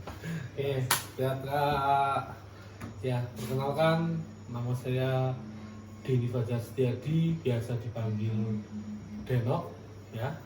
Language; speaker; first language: Indonesian; native; Indonesian